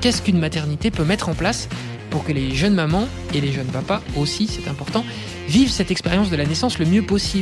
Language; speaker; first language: French; native; French